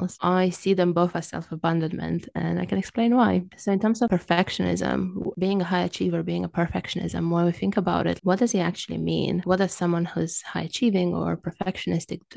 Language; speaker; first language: English; non-native, fluent; Romanian